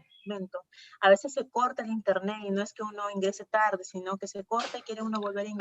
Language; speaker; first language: Spanish; native; Spanish